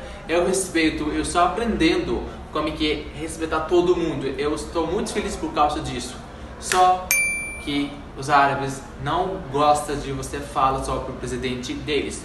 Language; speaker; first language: Portuguese; non-native, fluent; Arabic